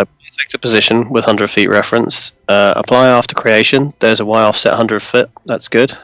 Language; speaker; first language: English; native; English